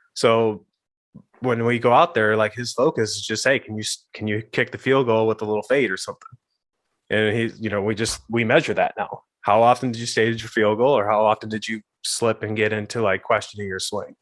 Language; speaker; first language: English; native; English